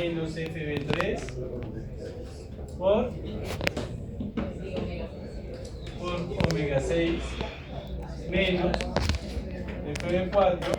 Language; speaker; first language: Spanish; native; Spanish